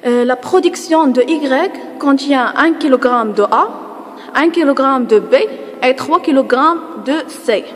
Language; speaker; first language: French; non-native, local second language; Arabic